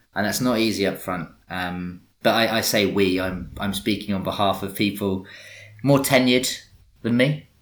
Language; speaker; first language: English; native; English